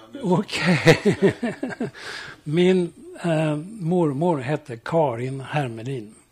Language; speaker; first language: Swedish; early bilingual, heritage; Swedish